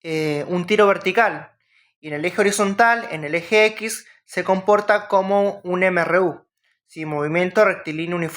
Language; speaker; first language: Spanish; native; Spanish